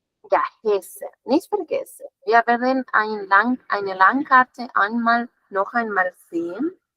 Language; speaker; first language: German; non-native, fluent; Spanish